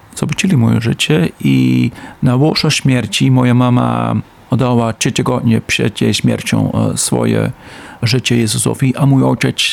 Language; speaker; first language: Polish; non-native, learner; Dutch